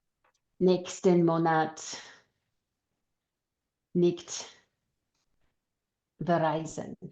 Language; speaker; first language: German; non-native, learner; English